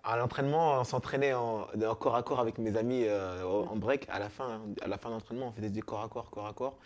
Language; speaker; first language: French; native; French